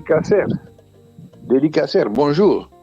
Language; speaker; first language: French; non-native, fluent; Dutch